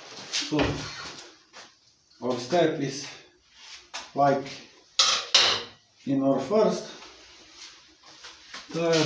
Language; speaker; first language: English; non-native, learner; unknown